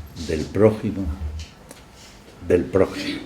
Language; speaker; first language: Spanish; native; Spanish